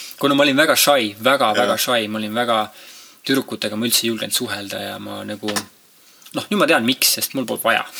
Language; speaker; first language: Estonian; native; Estonian